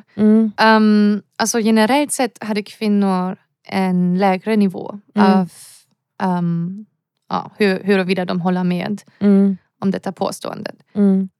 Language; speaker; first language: Swedish; non-native, fluent; German